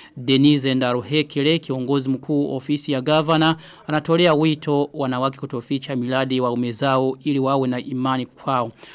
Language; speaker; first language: Swahili; non-native, local second language; Rundi